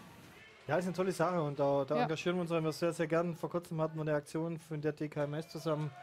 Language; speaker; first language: German; native; German